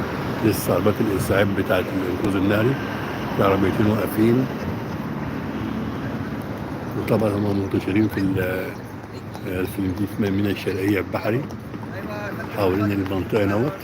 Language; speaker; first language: Arabic; native; Arabic